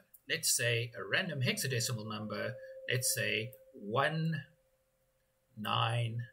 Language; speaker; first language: English; native; English